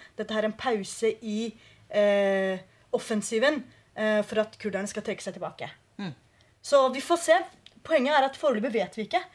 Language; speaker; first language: Norwegian; early bilingual, other home language; Kurdish